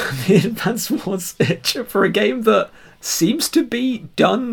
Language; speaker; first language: English; native; English